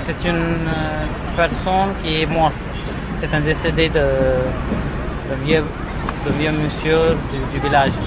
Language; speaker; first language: French; non-native, fluent; Tamil